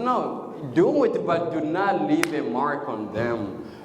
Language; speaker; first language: English; non-native, local second language; Swahili